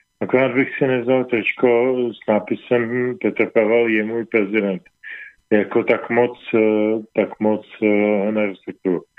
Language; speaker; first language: Czech; native; Czech